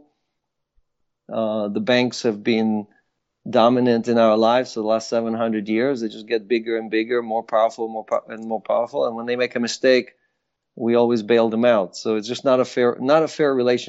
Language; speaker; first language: English; non-native, fluent; Hebrew